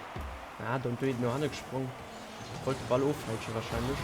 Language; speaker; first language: German; non-native, local second language; Luxembourgish